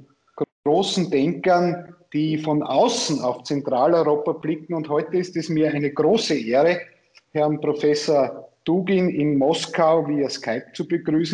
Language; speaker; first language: German; native; German